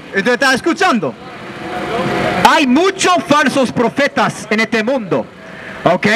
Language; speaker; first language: Spanish; non-native, learner; English